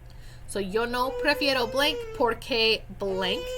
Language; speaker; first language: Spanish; non-native, fluent; English